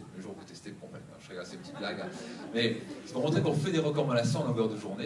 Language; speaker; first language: French; native; French